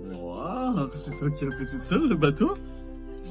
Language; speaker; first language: French; native; French